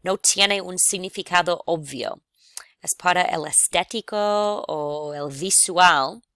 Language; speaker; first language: Spanish; non-native, fluent; English